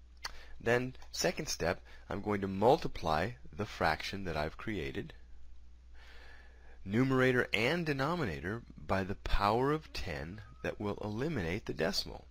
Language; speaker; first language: English; native; English